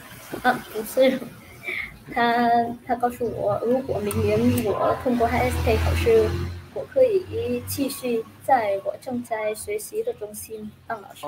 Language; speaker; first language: Chinese; non-native, learner; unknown